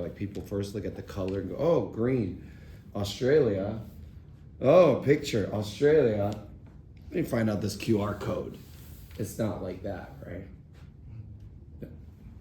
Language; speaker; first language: English; non-native, fluent; Chinese